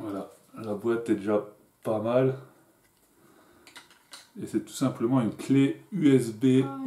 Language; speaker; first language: French; native; French